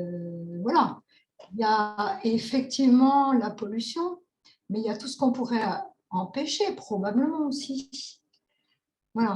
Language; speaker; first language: French; native; French